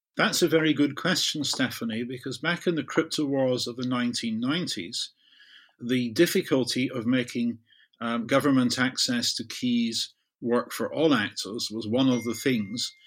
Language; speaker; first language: English; native; English